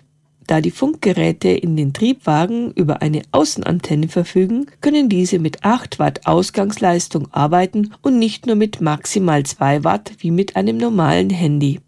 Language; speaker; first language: German; native; German